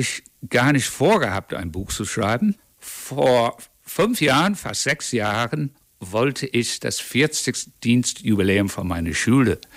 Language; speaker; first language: German; non-native, fluent; English